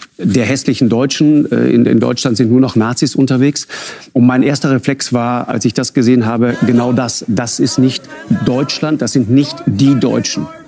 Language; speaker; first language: German; native; German